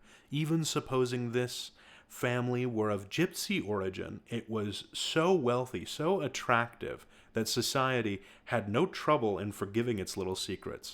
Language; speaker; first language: English; native; English